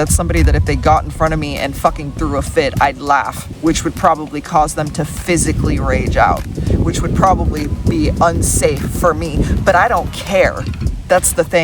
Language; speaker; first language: English; native; English